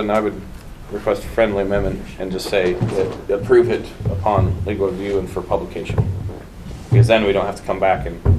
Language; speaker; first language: English; native; English